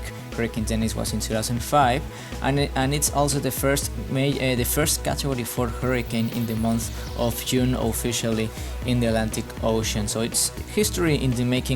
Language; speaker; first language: English; non-native, fluent; Spanish